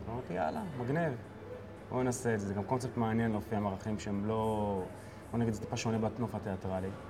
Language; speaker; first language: Hebrew; native; Hebrew